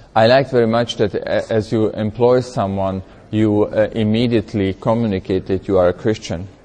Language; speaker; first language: English; non-native, learner; Hungarian